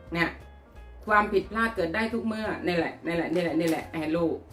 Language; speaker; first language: Thai; non-native, local second language; Northeastern Thai